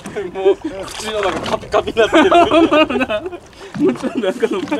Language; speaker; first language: Japanese; native; Japanese